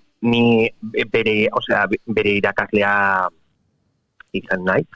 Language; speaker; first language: Basque; non-native, local second language; Spanish